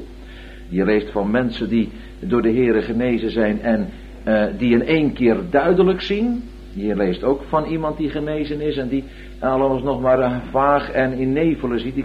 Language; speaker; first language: Dutch; native; Dutch